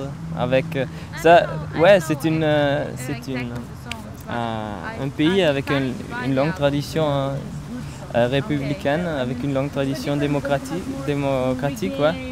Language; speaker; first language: French; non-native, fluent; German